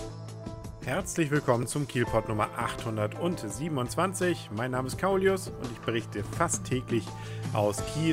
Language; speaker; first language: German; native; German